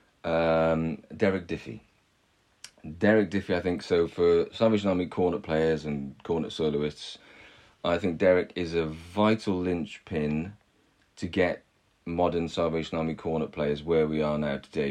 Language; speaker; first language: English; native; English